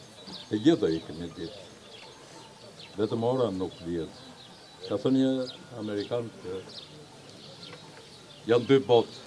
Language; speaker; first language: Albanian; native; Albanian